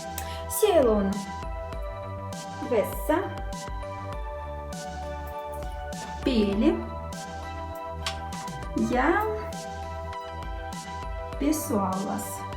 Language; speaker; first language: Finnish; non-native, learner; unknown